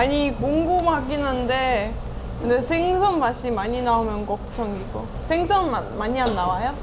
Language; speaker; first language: Korean; non-native, fluent; Estonian